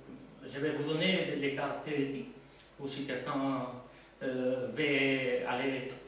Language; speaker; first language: French; non-native, learner; Spanish